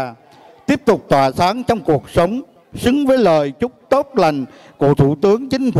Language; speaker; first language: Vietnamese; native; Vietnamese